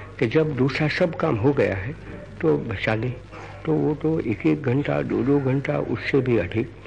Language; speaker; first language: Hindi; non-native, local second language; Gujarati